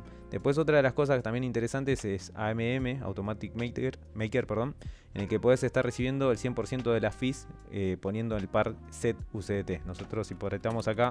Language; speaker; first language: Spanish; native; Spanish